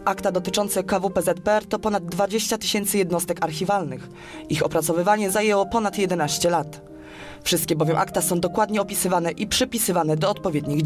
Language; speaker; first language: Polish; native; Polish